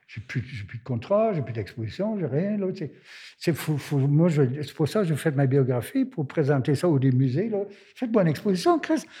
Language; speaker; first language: French; non-native, fluent; German